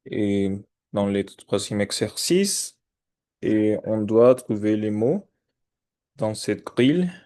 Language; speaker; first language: French; non-native, fluent; Spanish